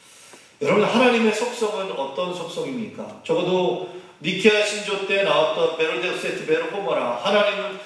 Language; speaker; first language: Korean; native; Korean